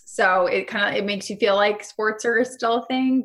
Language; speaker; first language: English; native; English